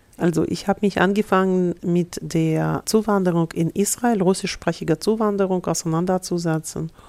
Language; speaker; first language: German; non-native, fluent; Russian